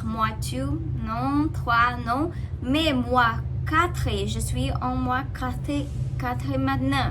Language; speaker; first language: French; non-native, learner; Portuguese